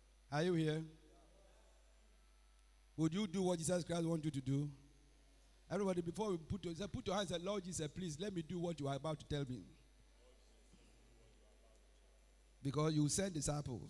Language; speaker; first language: English; non-native, local second language; Akan